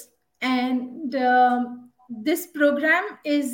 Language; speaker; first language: English; non-native, local second language; Hindi